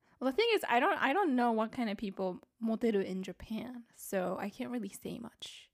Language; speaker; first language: English; early bilingual, other home language; Japanese